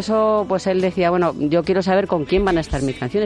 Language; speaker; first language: Spanish; native; Spanish